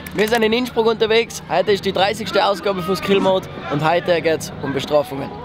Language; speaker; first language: German; native; German